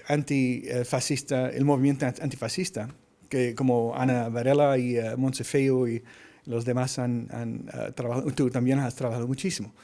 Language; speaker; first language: Spanish; early bilingual, heritage; English